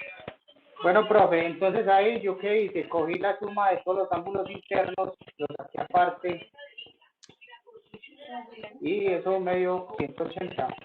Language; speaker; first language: Spanish; native; Spanish